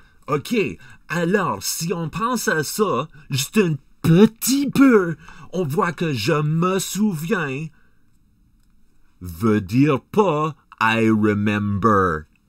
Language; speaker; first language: French; non-native, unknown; English